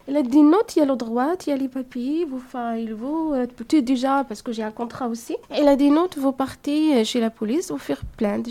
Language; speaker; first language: French; non-native, learner; Arabic